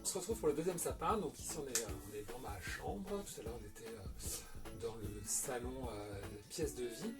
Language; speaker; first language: French; native; French